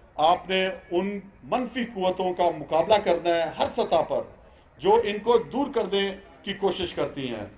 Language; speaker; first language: Urdu; non-native, local second language; Pashto